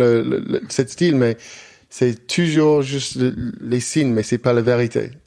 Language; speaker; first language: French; non-native, learner; English